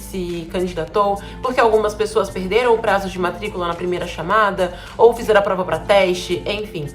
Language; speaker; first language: Portuguese; native; Portuguese